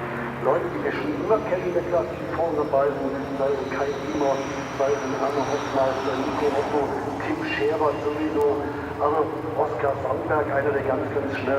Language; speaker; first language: German; native; German